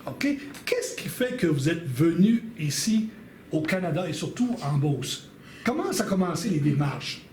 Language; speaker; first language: French; native; French